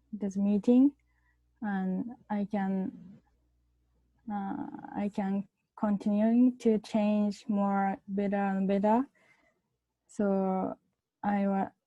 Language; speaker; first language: English; non-native, learner; Japanese